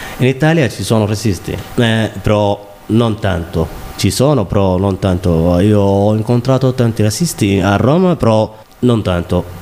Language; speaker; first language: Italian; non-native, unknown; Somali